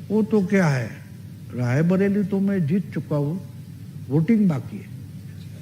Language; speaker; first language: Hindi; non-native, local second language; Marathi